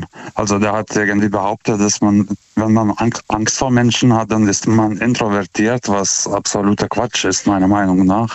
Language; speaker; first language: German; non-native, fluent; Lithuanian